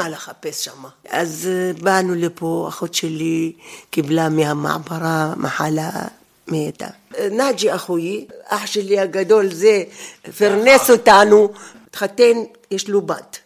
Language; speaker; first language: Hebrew; non-native, fluent; Arabic